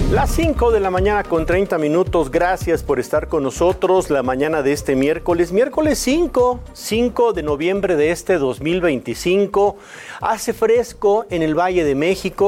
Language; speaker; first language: Spanish; native; Spanish